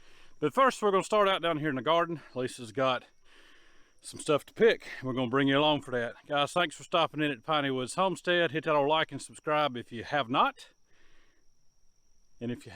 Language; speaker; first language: English; native; English